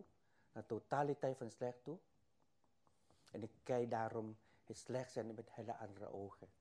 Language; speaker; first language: Dutch; non-native, fluent; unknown